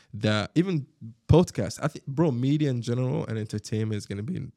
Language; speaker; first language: English; non-native, fluent; Arabic